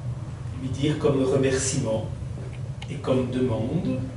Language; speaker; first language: French; native; French